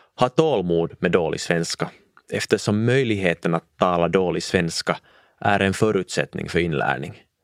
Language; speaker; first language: Swedish; non-native, local second language; Finnish